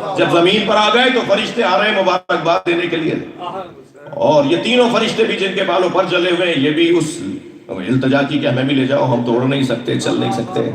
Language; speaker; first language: Urdu; native; Urdu